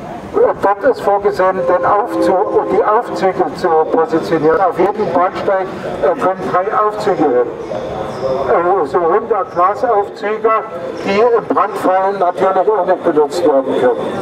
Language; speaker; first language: German; native; German